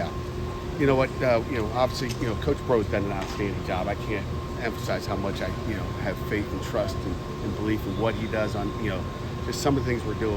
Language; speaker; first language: English; native; English